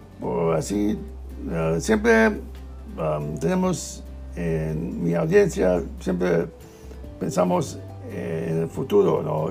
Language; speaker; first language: Spanish; non-native, learner; English